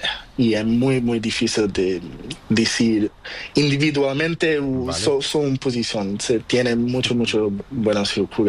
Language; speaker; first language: Spanish; non-native, learner; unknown